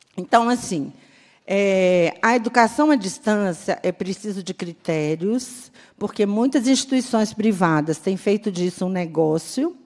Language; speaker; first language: Portuguese; native; Portuguese